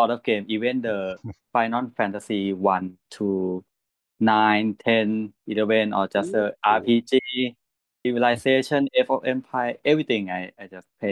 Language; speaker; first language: English; non-native, learner; Thai